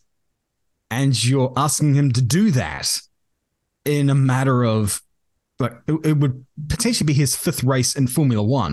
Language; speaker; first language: English; native; English